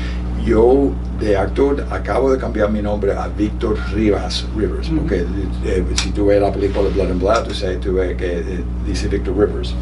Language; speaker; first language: Spanish; early bilingual, heritage; Spanish